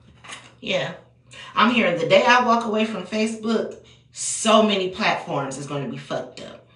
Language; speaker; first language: English; native; English